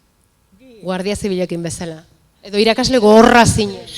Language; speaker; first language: Basque; native; Basque